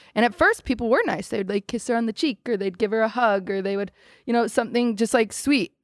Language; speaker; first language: English; native; English